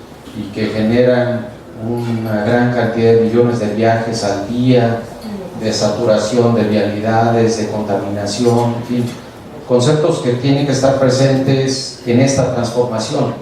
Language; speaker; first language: Spanish; native; Spanish